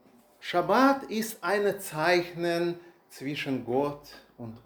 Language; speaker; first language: German; non-native, learner; Russian